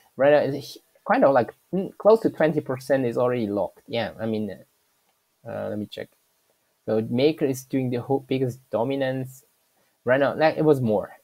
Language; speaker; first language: English; non-native, fluent; German